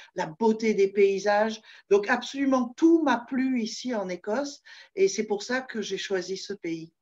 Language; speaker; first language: French; native; French